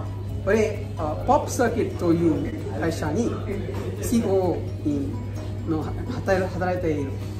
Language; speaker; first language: Japanese; non-native, learner; Tamil